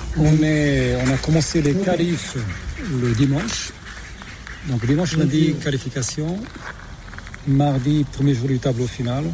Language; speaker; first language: French; non-native, fluent; Portuguese